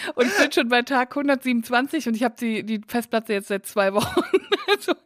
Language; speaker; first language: German; native; German